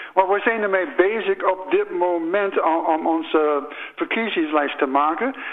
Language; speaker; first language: Dutch; non-native, fluent; English